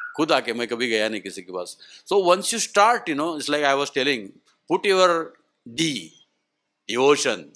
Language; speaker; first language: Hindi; non-native, local second language; Marathi